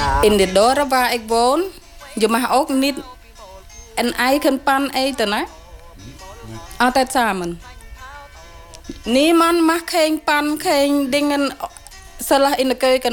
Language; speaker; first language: Dutch; non-native, learner; Khmer